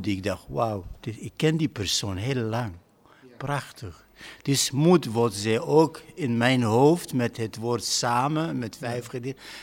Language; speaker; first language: Dutch; non-native, fluent; Arabic